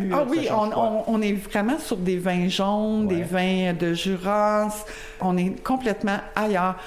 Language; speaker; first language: French; native; French